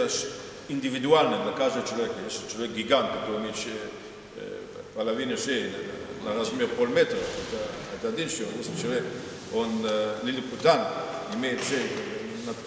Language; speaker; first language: Russian; non-native, fluent; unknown